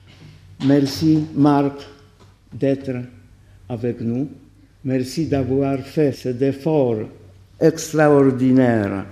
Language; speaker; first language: French; non-native, fluent; Polish